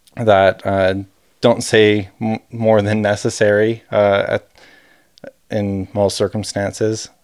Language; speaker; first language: English; native; English